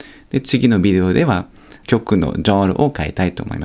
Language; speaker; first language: Japanese; non-native, fluent; French